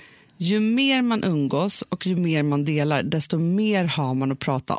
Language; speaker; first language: Swedish; native; Swedish